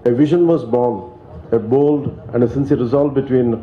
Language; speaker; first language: English; non-native, local second language; Kannada